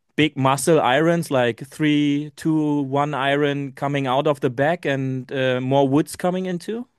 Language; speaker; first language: English; non-native, learner; German